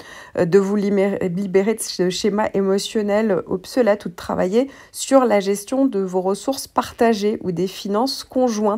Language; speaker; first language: French; native; French